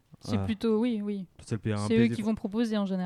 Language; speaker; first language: French; native; French